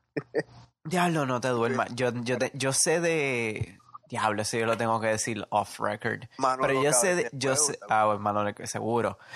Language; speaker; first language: Spanish; native; Spanish